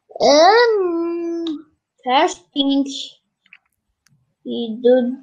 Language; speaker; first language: English; non-native, learner; Turkish